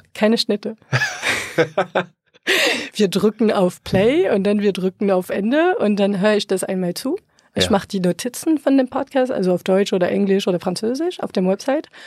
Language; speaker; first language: German; non-native, fluent; French